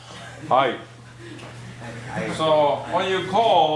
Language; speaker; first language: English; non-native, fluent; Japanese